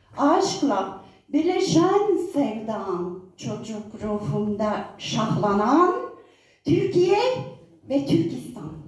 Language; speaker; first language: Turkish; native; Turkish